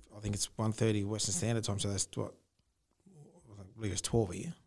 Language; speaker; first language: English; native; English